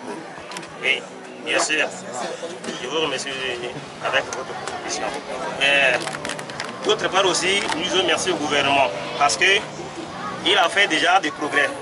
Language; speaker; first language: French; non-native, local second language; Sango